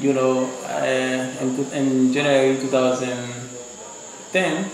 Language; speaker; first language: English; non-native, learner; Haitian Creole